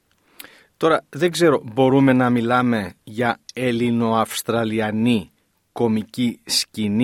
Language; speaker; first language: Greek; native; Greek